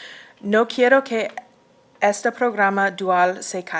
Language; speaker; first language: Spanish; non-native, learner; English